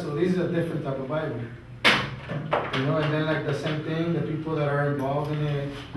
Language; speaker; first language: English; early bilingual, other home language; Spanish